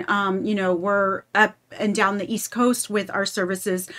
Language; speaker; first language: English; native; English